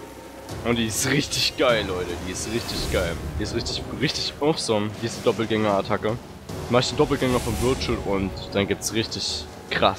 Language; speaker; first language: German; native; German